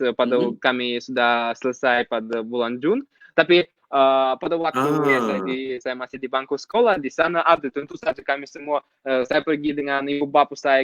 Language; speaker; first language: Indonesian; non-native, fluent; Russian